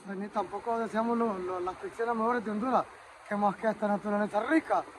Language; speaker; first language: Spanish; native; Spanish